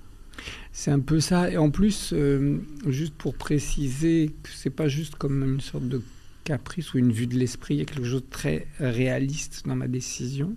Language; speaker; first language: French; early bilingual, other home language; Albanian